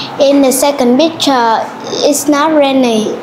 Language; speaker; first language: English; non-native, learner; Vietnamese